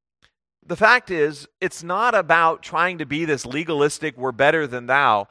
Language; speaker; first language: English; native; English